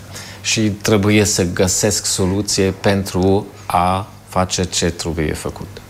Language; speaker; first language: Romanian; non-native, fluent; German